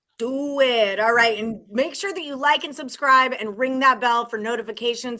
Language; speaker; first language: English; native; English